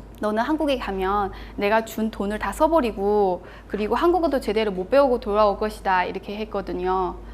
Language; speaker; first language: Korean; non-native, fluent; Chinese